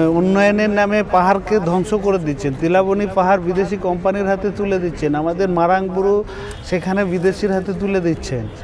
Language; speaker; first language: Bangla; non-native, local second language; Santali